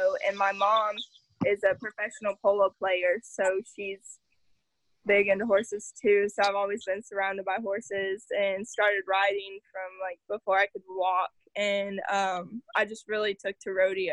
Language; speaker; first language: English; native; English